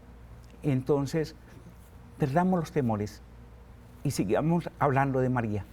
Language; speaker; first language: Spanish; native; Spanish